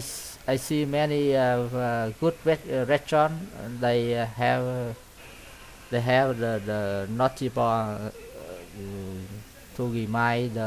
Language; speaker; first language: English; non-native, learner; Vietnamese